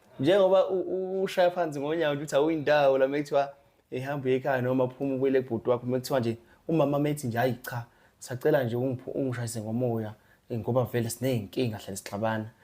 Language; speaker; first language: Zulu; native; Zulu